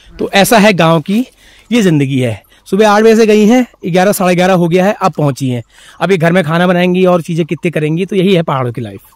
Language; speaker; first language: Hindi; native; Hindi